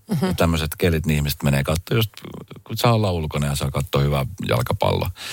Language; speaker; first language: Finnish; early bilingual, other home language; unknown